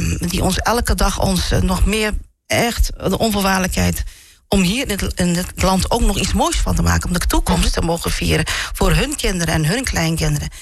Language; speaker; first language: Dutch; early bilingual, other home language; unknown